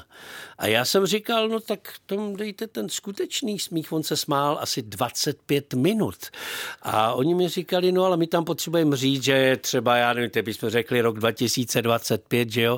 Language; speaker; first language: Czech; native; Czech